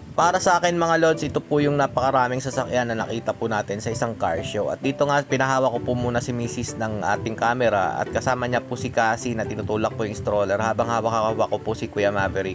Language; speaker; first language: Filipino; non-native, local second language; Cebuano